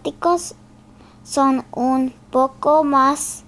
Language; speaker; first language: Spanish; early bilingual, heritage; Spanish